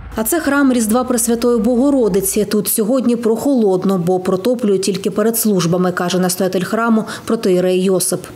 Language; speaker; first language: Ukrainian; native; Ukrainian